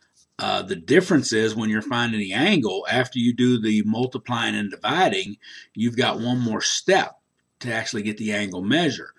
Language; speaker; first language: English; native; English